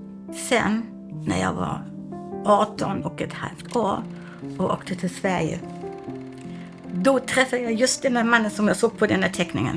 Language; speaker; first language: Swedish; non-native, fluent; German